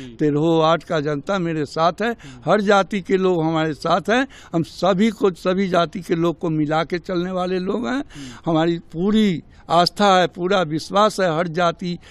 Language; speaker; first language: Hindi; native; Hindi